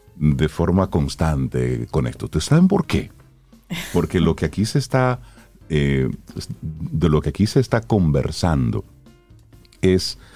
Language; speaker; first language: Spanish; native; Spanish